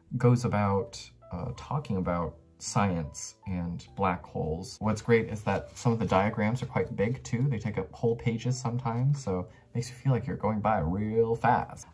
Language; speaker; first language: English; native; English